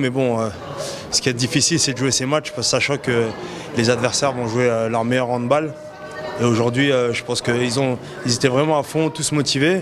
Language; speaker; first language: French; native; French